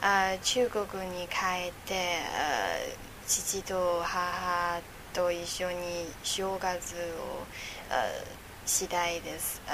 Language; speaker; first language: Japanese; non-native, learner; Chinese